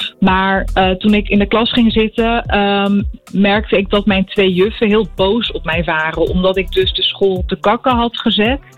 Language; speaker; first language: Dutch; early bilingual, other home language; Arabic